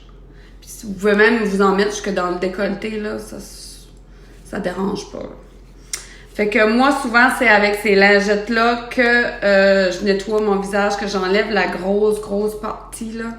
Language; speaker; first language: French; native; French